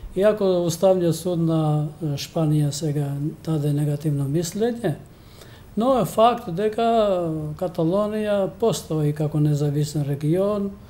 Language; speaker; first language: Macedonian; non-native, local second language; Albanian